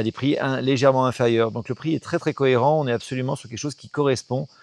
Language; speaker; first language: French; native; French